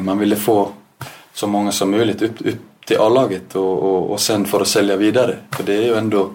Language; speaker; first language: Swedish; non-native, fluent; Icelandic